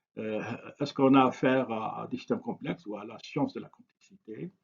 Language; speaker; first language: French; non-native, local second language; Arabic